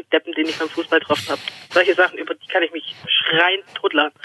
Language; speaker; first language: German; native; German